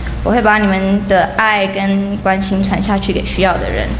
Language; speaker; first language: Chinese; early bilingual, heritage; Chinese